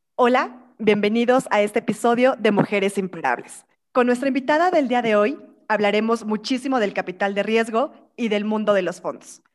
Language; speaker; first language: Spanish; native; Spanish